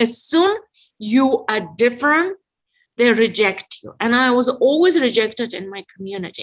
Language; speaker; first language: English; non-native, fluent; Uzbek